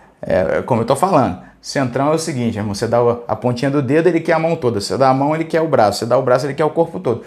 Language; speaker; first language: Portuguese; native; Portuguese